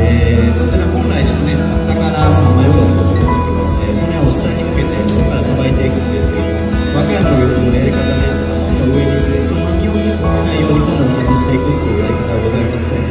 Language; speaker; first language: Japanese; native; Japanese